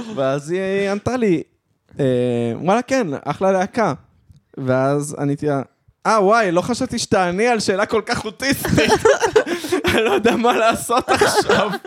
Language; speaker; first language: Hebrew; native; Hebrew